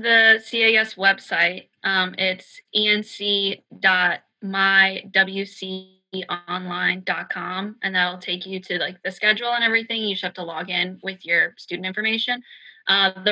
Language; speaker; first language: English; native; English